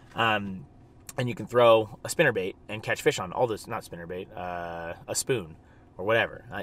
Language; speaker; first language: English; native; English